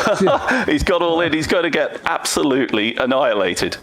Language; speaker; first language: English; native; English